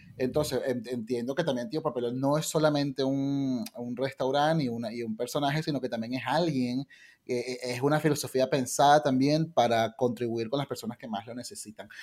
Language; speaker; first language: Spanish; native; Spanish